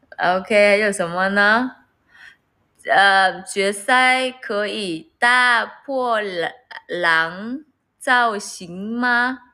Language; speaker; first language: Chinese; non-native, learner; Vietnamese